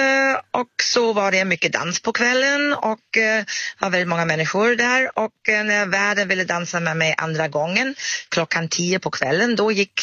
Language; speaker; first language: Swedish; non-native, fluent; German